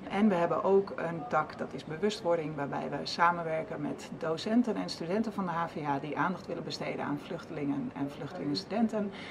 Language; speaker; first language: Dutch; native; Dutch